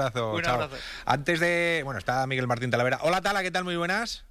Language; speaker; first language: Spanish; native; Spanish